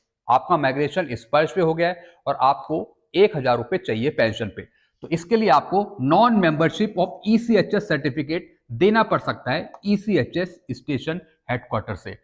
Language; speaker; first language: Hindi; native; Hindi